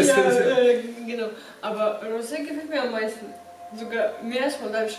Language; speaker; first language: German; non-native, fluent; Romanian